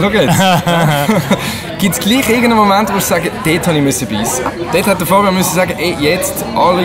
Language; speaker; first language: German; native; German